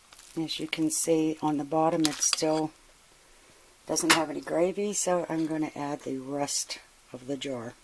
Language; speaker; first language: English; native; English